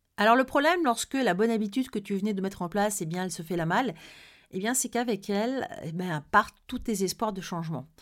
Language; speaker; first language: French; native; French